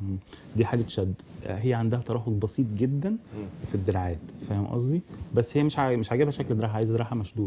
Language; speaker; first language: Arabic; native; Arabic